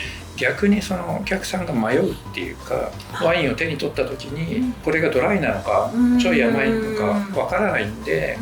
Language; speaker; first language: Japanese; native; Japanese